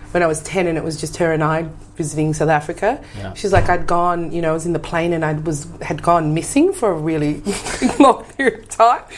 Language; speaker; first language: English; native; English